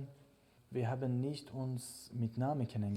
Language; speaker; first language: German; non-native, fluent; Persian